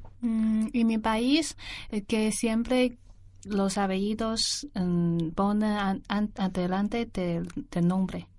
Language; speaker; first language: Spanish; non-native, learner; Chinese